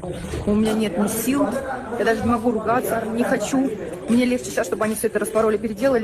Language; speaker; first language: Russian; non-native, fluent; Uzbek